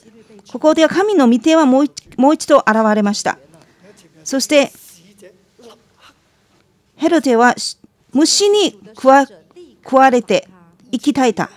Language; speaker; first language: Japanese; non-native, fluent; Chinese